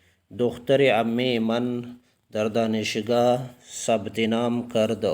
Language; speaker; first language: Persian; non-native, fluent; Urdu